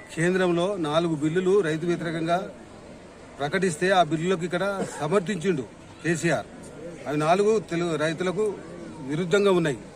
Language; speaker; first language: Telugu; native; Telugu